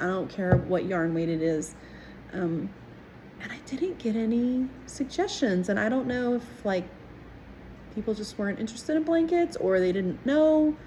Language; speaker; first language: English; native; English